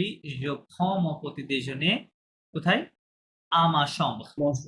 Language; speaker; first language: French; non-native, fluent; Bangla